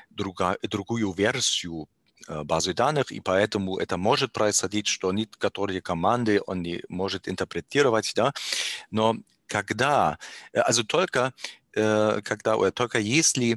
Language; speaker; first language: Russian; non-native, learner; German